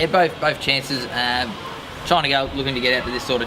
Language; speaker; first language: English; native; English